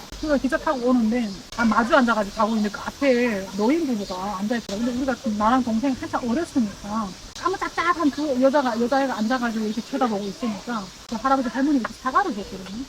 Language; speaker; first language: Korean; native; Korean